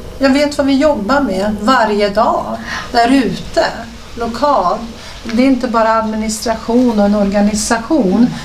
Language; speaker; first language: Swedish; early bilingual, other home language; Serbian